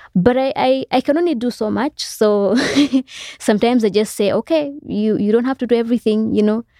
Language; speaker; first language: English; non-native, local second language; Kinyarwanda